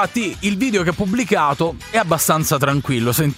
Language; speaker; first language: Italian; native; Italian